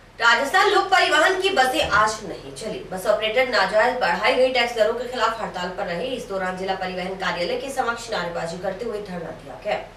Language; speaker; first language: Hindi; native; Hindi